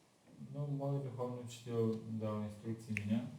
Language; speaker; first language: Russian; non-native, learner; Bulgarian